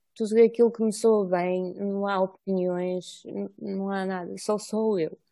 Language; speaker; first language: Portuguese; non-native, fluent; Russian